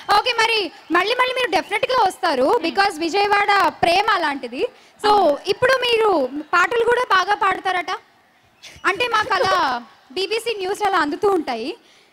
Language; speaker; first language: Telugu; native; Telugu